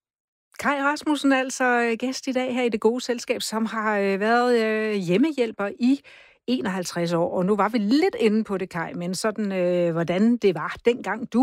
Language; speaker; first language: Danish; native; Danish